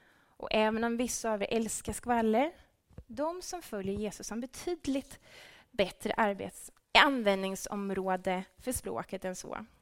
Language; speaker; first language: Swedish; native; Swedish